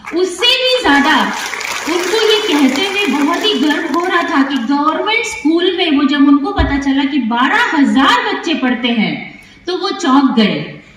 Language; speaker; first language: Hindi; non-native, local second language; Kannada